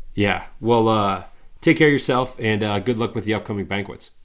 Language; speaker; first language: English; native; English